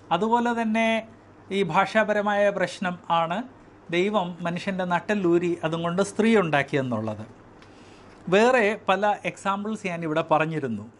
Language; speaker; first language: Malayalam; non-native, local second language; Hindi